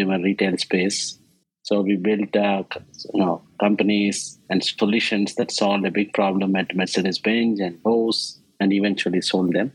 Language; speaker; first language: English; non-native, local second language; Telugu